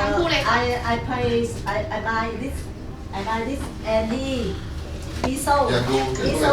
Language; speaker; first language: English; non-native, learner; Vietnamese